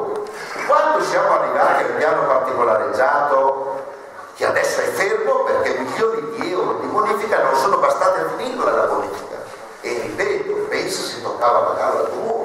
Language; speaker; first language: Italian; native; Italian